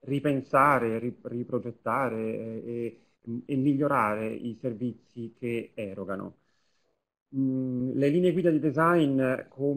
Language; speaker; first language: Italian; native; Italian